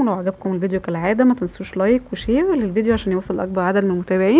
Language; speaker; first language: Arabic; native; Arabic